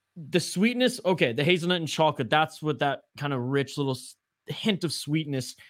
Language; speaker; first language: English; native; English